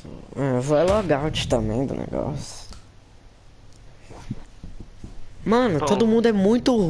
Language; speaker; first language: Portuguese; native; Portuguese